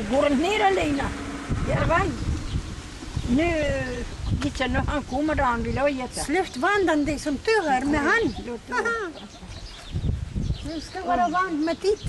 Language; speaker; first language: Swedish; early bilingual, heritage; Swedish